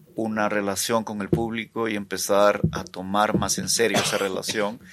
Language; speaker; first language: Spanish; native; Spanish